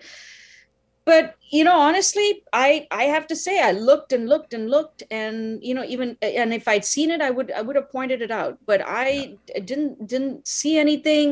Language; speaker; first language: English; non-native, local second language; Tamil